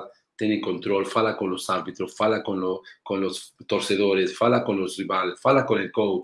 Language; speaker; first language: Spanish; non-native, learner; Portuguese